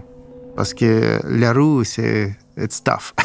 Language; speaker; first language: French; non-native, fluent; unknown